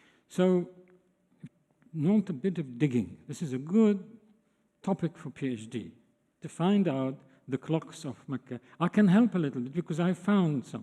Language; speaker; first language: English; non-native, fluent; Arabic